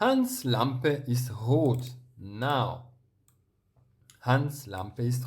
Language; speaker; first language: German; non-native, fluent; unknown